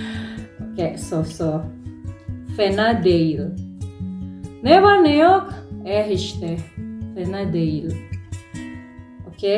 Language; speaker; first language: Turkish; non-native, fluent; Indonesian